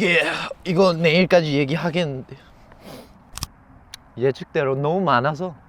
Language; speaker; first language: Korean; non-native, fluent; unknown